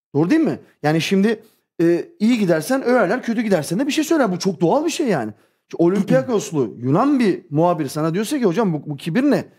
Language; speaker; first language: Turkish; early bilingual, heritage; Turkish